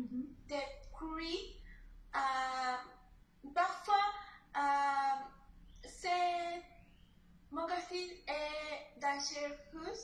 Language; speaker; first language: French; non-native, learner; Spanish